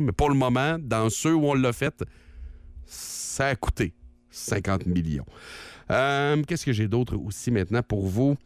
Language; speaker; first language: French; native; French